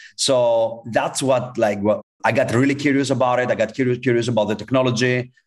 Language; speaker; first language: English; non-native, fluent; Greek